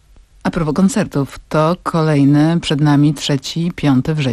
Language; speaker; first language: Polish; native; Polish